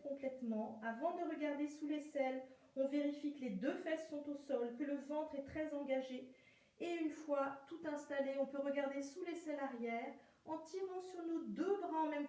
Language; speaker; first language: French; native; French